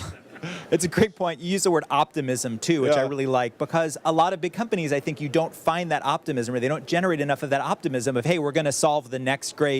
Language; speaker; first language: English; native; English